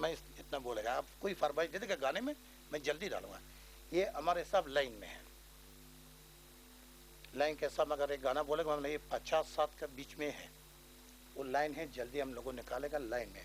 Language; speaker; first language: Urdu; non-native, learner; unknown